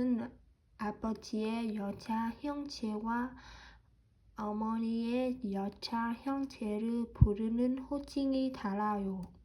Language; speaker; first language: Korean; non-native, learner; Vietnamese